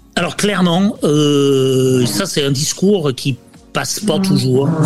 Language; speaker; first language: French; native; French